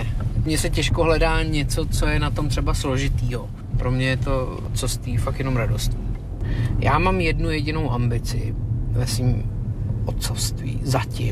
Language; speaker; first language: Czech; native; Czech